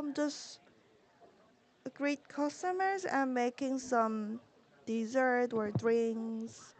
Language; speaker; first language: English; non-native, learner; Korean